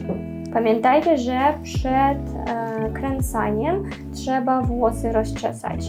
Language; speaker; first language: Polish; non-native, learner; Russian